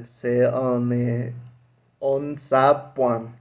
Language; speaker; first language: French; non-native, learner; Spanish